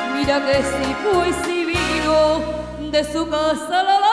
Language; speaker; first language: Spanish; native; Spanish